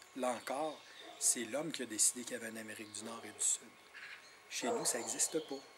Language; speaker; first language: French; non-native, local second language; Innu-aimun